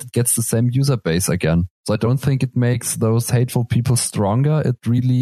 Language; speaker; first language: English; non-native, fluent; German